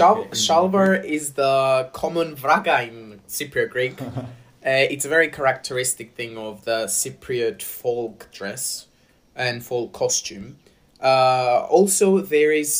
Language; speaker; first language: English; non-native, fluent; Greek